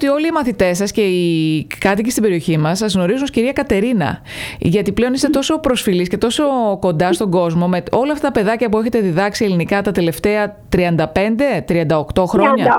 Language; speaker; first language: Greek; native; Greek